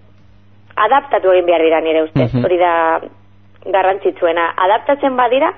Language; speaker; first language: Basque; non-native, local second language; Spanish